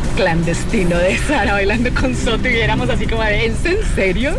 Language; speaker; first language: Spanish; native; Spanish